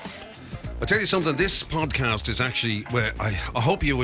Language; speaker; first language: English; native; English